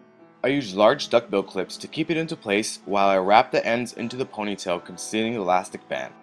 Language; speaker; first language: English; native; English